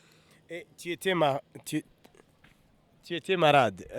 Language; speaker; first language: French; non-native, fluent; Kinyarwanda